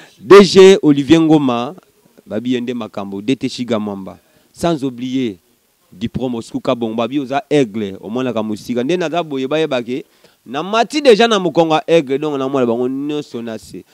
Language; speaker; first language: Lingala; native; Lingala